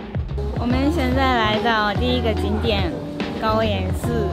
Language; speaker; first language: Chinese; non-native, fluent; Japanese